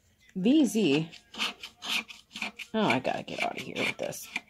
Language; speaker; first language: English; native; English